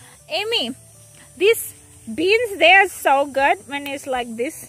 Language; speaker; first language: English; non-native, fluent; Indonesian